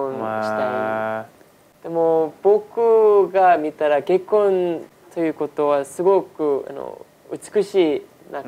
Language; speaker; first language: Japanese; non-native, learner; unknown